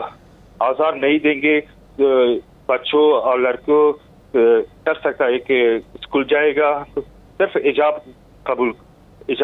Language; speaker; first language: Hindi; non-native, learner; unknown